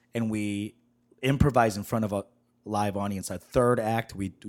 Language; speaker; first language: English; native; English